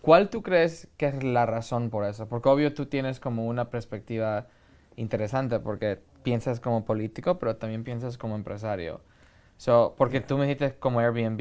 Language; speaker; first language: Spanish; early bilingual, heritage; Spanish